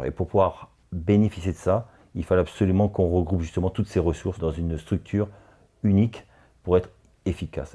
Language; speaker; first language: French; native; French